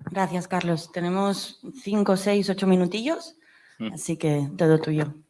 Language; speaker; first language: Spanish; non-native, local second language; Catalan